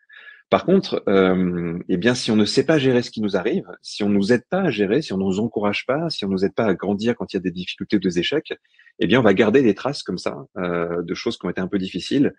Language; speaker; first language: French; native; French